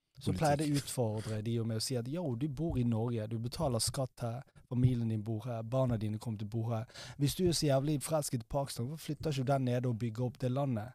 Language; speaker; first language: Norwegian; early bilingual, other home language; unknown